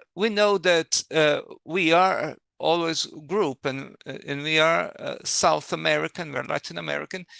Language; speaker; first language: English; non-native, learner; Portuguese